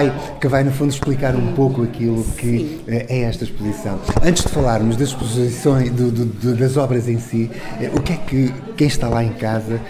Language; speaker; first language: Portuguese; native; Portuguese